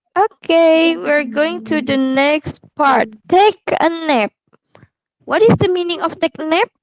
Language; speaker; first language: English; non-native, fluent; Indonesian